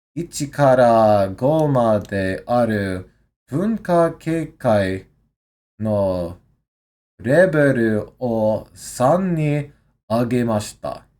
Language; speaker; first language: Japanese; non-native, learner; English